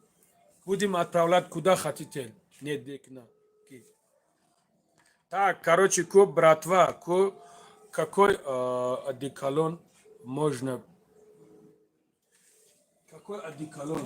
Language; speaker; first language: Russian; non-native, learner; Tajik